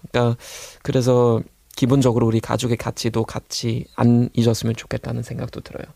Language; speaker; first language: Korean; non-native, fluent; German